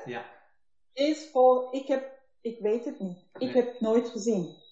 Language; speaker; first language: Dutch; non-native, learner; Turkish